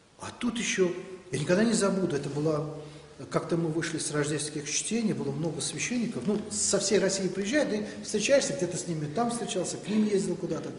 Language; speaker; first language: Russian; non-native, local second language; Azerbaijani